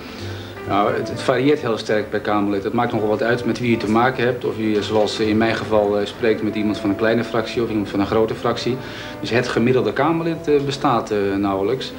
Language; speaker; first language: Dutch; native; Dutch